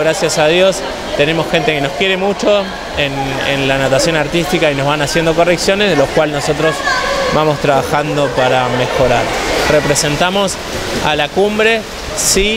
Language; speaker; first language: Spanish; native; Spanish